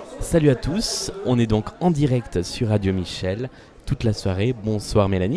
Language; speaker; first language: French; native; French